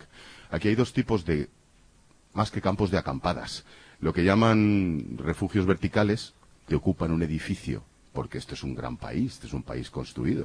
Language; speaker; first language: Spanish; native; Spanish